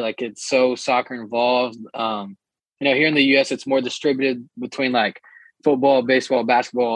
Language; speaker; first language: English; early bilingual, other home language; Portuguese